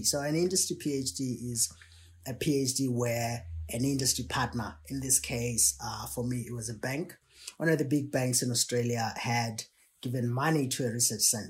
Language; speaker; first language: English; non-native, local second language; Tswana